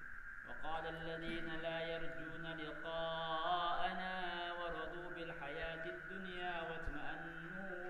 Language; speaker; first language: Arabic; non-native, fluent; Indonesian